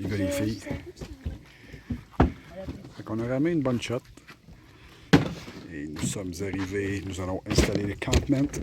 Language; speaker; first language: French; native; French